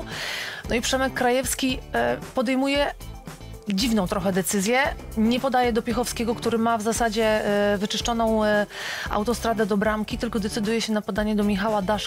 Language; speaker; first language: Polish; native; Polish